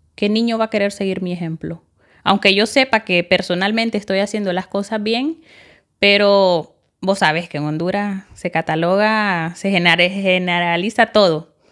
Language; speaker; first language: Spanish; native; Spanish